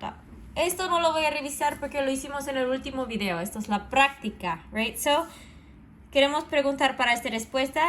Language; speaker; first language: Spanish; non-native, fluent; English